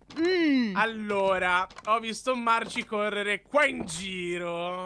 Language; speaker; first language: Italian; native; Italian